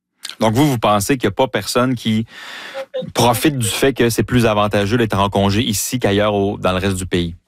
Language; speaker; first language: French; native; French